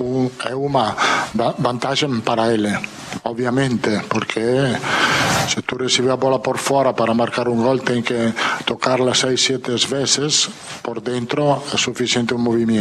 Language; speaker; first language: Portuguese; non-native, fluent; Italian